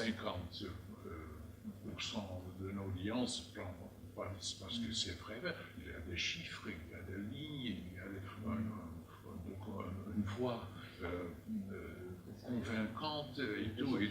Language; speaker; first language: French; non-native, fluent; Dutch